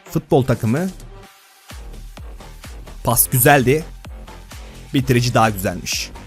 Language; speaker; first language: Turkish; native; Turkish